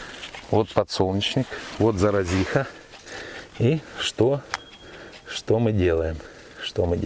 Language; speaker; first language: Russian; native; Russian